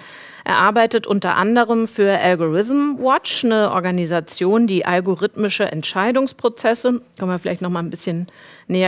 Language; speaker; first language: German; native; German